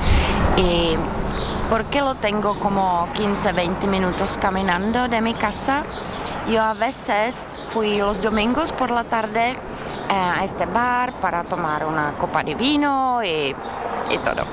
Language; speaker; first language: Spanish; non-native, learner; Czech